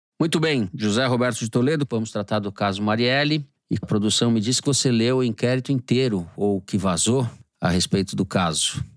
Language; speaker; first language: Portuguese; native; Portuguese